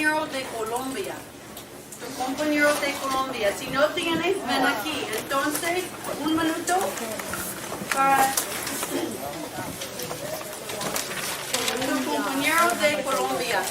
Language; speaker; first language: Spanish; non-native, fluent; English